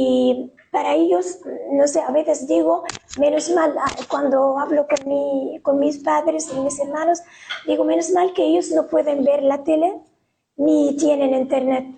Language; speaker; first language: Spanish; non-native, fluent; Arabic